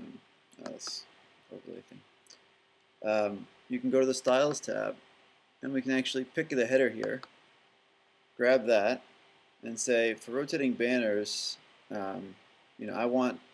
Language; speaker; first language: English; native; English